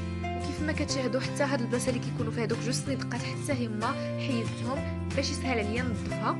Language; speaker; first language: Arabic; native; Arabic